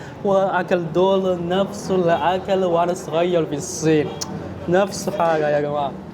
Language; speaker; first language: Arabic; non-native, fluent; Chinese